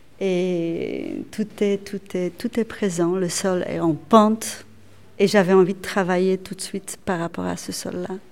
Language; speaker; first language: French; non-native, fluent; Polish